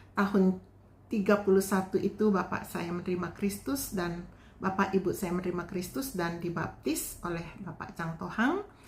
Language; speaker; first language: Indonesian; non-native, local second language; Balinese